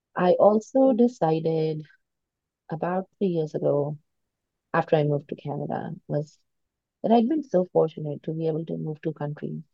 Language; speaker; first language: English; non-native, local second language; Hindi